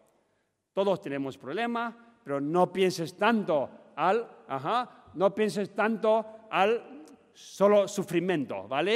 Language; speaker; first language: Spanish; non-native, learner; Tibetan